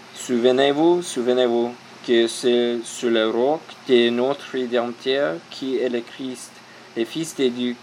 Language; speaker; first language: French; non-native, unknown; English